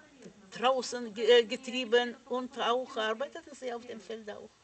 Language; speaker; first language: German; non-native, fluent; Russian